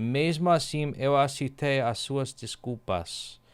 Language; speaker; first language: Portuguese; non-native, learner; English